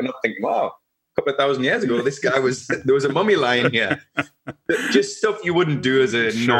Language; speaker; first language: English; native; English